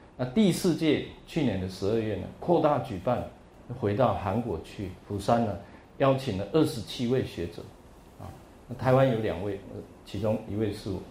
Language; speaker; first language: Chinese; native; Chinese